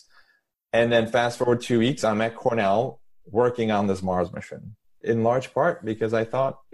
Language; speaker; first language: English; non-native, fluent; Turkish